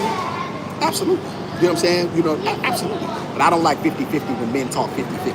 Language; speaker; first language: English; native; English